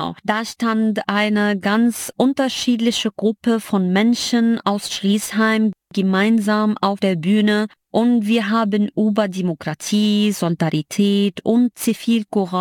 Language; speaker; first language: German; non-native, fluent; Arabic